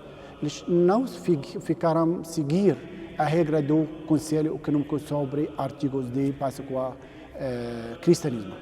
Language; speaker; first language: Portuguese; non-native, learner; Arabic